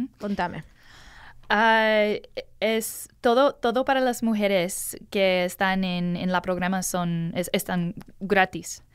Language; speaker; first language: Spanish; non-native, learner; English